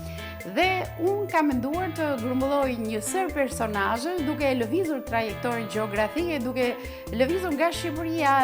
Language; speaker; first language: Albanian; native; Albanian